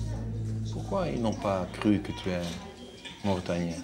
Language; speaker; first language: French; non-native, learner; Dutch